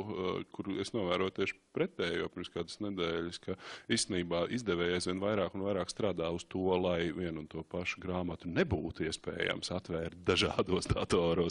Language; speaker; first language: Latvian; native; Latvian